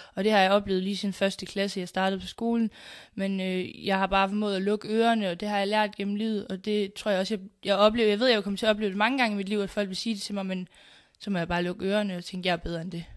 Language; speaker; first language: Danish; early bilingual, other home language; Central Kurdish